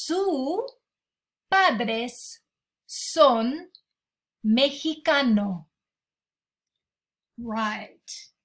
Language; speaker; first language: Spanish; non-native, fluent; English